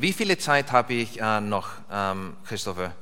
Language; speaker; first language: German; non-native, learner; Icelandic